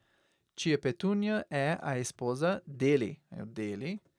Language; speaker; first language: Portuguese; non-native, fluent; English